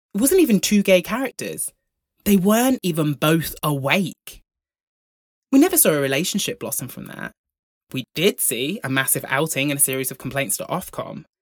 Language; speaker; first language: English; native; English